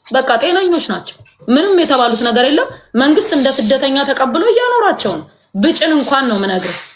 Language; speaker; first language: Amharic; native; Amharic